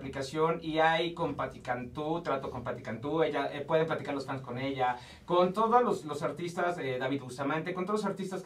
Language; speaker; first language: Spanish; native; Spanish